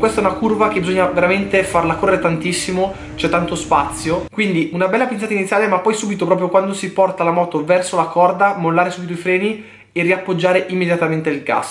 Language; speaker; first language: Italian; native; Italian